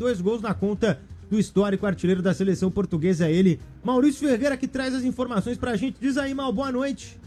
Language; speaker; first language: Portuguese; native; Portuguese